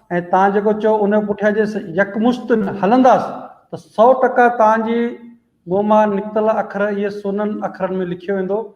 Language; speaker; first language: Sindhi; early bilingual, heritage; Sindhi